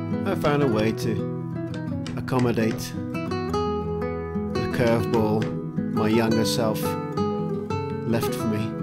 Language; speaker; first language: English; native; English